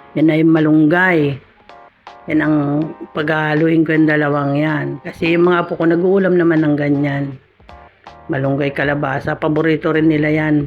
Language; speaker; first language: Filipino; non-native, local second language; Iloko